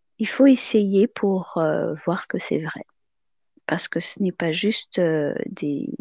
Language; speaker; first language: French; non-native, local second language; Malagasy